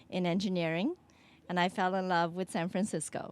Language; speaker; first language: English; early bilingual, other home language; Chinese